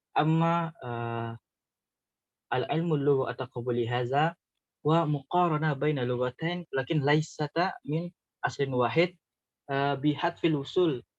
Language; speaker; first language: Arabic; non-native, learner; Indonesian